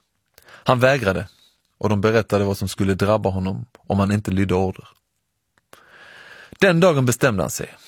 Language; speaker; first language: Swedish; early bilingual, other home language; Persian